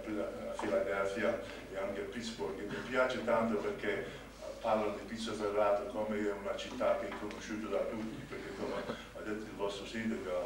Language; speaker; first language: Italian; non-native, local second language; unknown